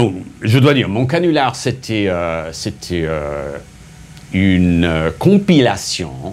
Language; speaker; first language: French; non-native, fluent; English